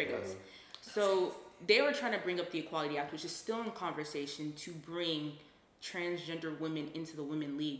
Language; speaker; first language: English; native; English